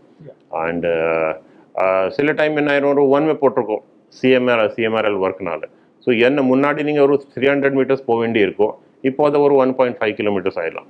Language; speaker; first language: Tamil; non-native, fluent; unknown